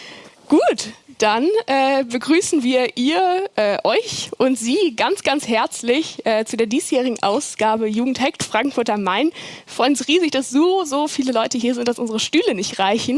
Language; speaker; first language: German; native; German